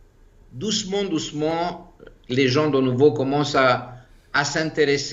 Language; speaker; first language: French; non-native, fluent; Greek